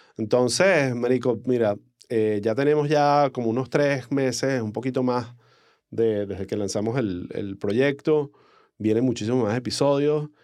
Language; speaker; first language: Spanish; native; Spanish